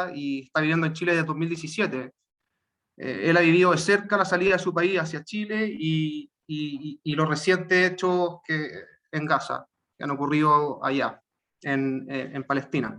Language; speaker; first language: Spanish; native; Spanish